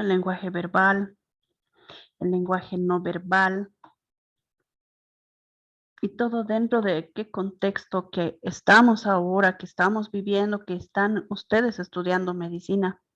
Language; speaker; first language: Spanish; native; Spanish